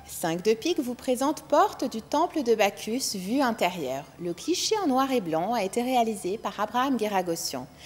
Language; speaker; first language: French; non-native, local second language; Arabic